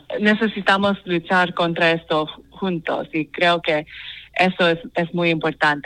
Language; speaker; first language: Spanish; non-native, fluent; English